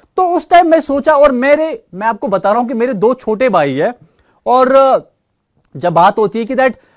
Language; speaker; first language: Hindi; non-native, local second language; Kashmiri